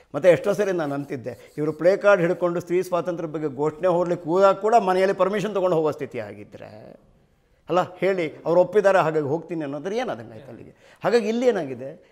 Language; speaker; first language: Kannada; native; Kannada